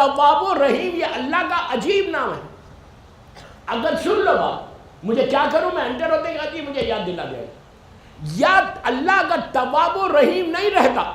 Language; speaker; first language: Urdu; native; Urdu